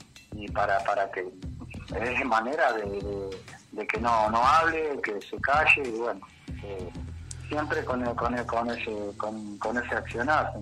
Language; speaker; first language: Spanish; native; Spanish